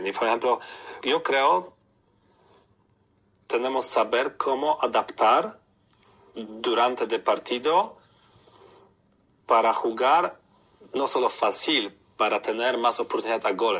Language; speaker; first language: Spanish; non-native, learner; Polish